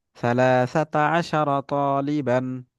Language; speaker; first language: Arabic; non-native, fluent; Bangla